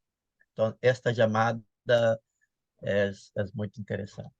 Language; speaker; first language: Spanish; non-native, fluent; Portuguese